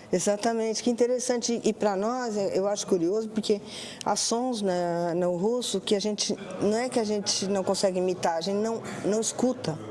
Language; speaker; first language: Portuguese; native; Portuguese